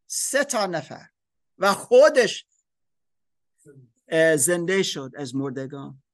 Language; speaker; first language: Persian; non-native, fluent; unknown